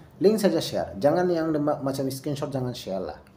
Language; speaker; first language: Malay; non-native, learner; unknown